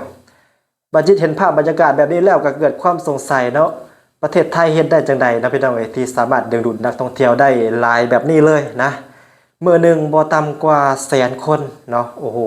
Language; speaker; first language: Thai; non-native, local second language; Lao